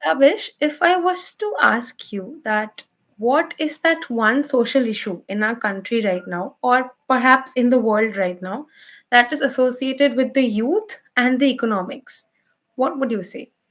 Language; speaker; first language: English; non-native, local second language; Bangla